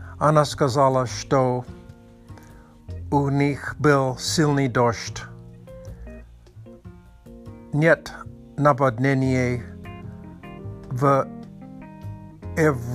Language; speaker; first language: Russian; non-native, learner; English